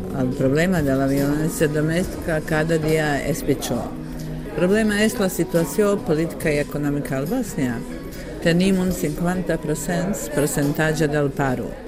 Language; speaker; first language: Catalan; non-native, learner; Bosnian